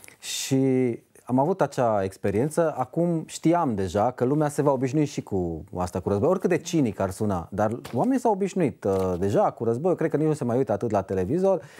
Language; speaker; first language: Romanian; native; Romanian